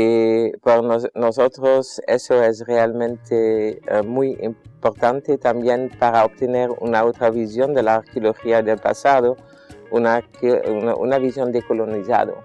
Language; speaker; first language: Spanish; non-native, fluent; Dutch